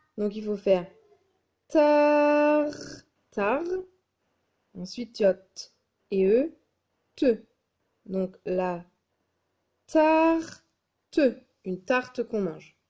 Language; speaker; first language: French; native; French